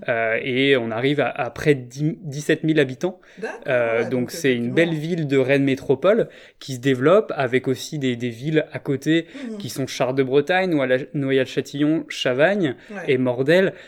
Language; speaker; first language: French; native; French